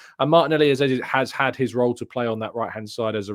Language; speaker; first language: English; native; English